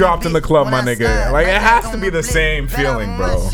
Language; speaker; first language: English; native; English